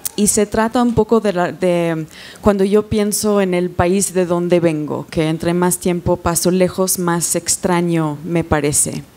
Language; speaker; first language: Spanish; non-native, fluent; English